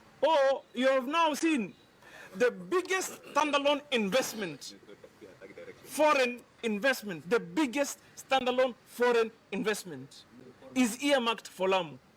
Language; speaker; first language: English; non-native, local second language; Swahili